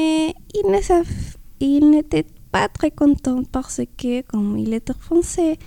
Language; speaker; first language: French; non-native, learner; Spanish